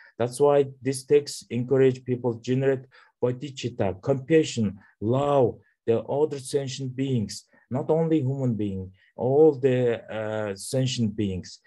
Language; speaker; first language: English; non-native, learner; Mongolian